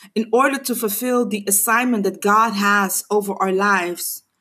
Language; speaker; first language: English; non-native, fluent; Papiamento